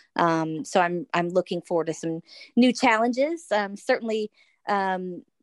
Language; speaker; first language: English; native; English